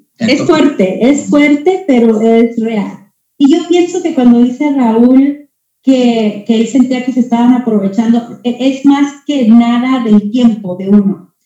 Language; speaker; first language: Spanish; early bilingual, heritage; Spanish